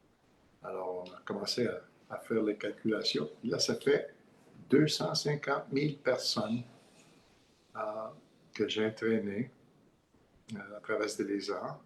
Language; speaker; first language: French; non-native, learner; English